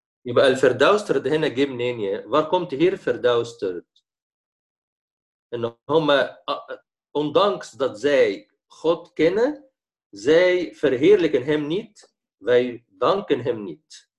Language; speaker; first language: Dutch; non-native, fluent; Arabic